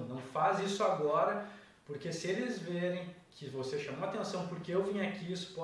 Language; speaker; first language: Portuguese; native; Portuguese